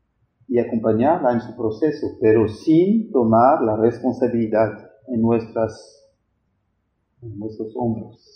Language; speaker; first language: Spanish; non-native, fluent; French